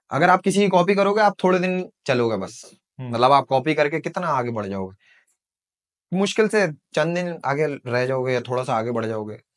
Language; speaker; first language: Urdu; native; Urdu